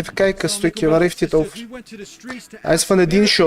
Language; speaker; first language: Dutch; early bilingual, other home language; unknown